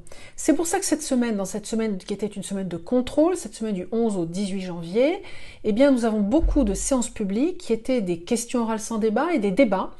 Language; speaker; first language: French; native; French